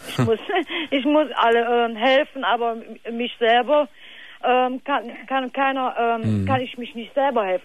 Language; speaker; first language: German; non-native, fluent; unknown